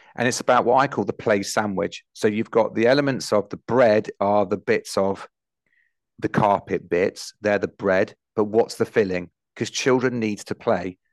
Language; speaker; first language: English; native; English